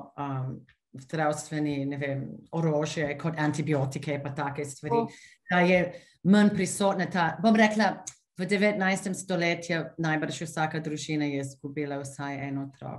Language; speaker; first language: Slovenian; non-native, fluent; English